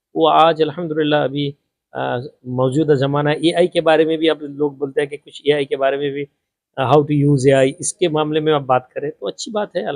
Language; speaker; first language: Urdu; non-native, local second language; Bangla